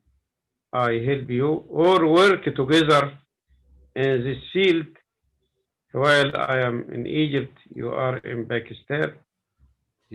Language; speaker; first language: English; non-native, learner; Arabic